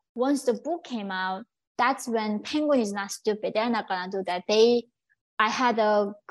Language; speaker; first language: English; early bilingual, other home language; Korean